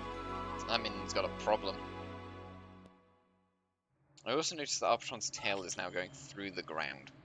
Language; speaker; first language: English; native; English